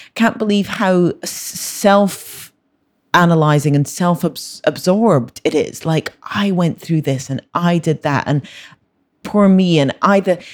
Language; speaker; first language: English; native; English